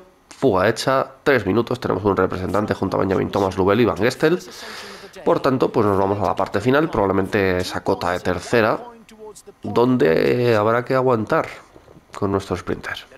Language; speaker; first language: Spanish; native; Spanish